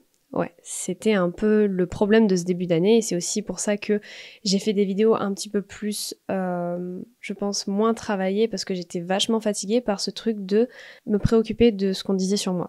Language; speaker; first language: French; native; French